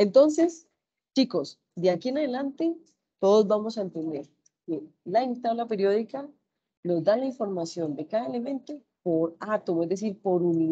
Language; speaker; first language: Spanish; native; Spanish